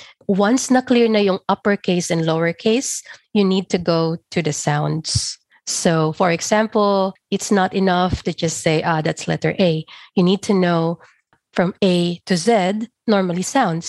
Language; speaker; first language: English; non-native, local second language; Filipino